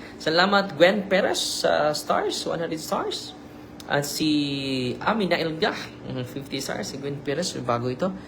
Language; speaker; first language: Filipino; native; Filipino